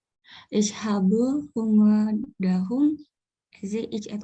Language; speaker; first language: German; non-native, learner; Indonesian